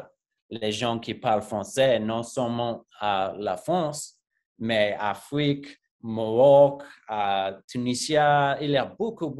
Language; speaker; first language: French; non-native, learner; English